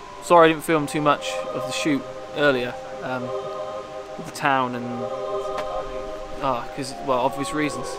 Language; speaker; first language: English; native; English